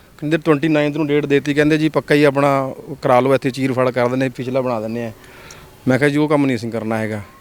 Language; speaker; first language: Punjabi; native; Punjabi